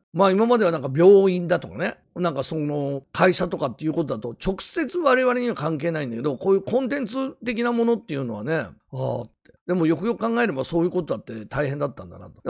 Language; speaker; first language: Japanese; native; Japanese